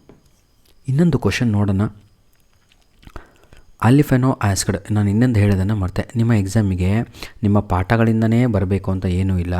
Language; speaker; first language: Kannada; native; Kannada